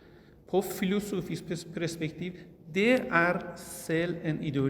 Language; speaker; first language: Norwegian; non-native, learner; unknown